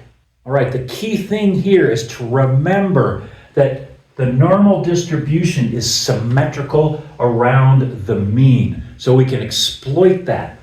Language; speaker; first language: English; native; English